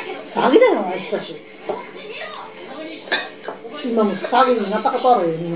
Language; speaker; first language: Japanese; native; Japanese